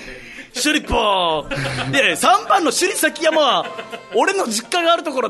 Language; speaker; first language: Japanese; native; Japanese